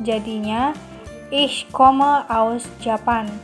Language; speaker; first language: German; non-native, learner; Indonesian